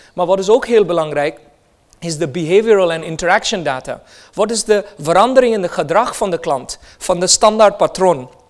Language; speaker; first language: Dutch; non-native, fluent; Hindi